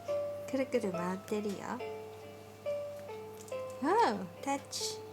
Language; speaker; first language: Japanese; native; Japanese